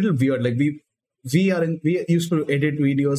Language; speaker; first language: English; non-native, local second language; Tamil